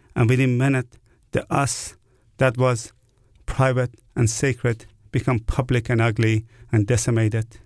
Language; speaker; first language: English; non-native, fluent; Persian